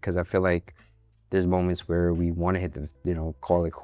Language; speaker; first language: English; native; English